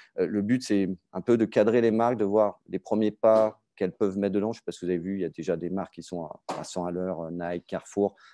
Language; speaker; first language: French; native; French